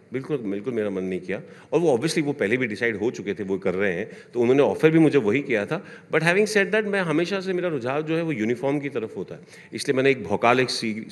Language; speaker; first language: Hindi; native; Hindi